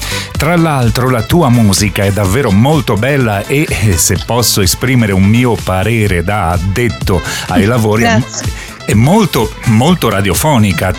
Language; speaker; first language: Italian; native; Italian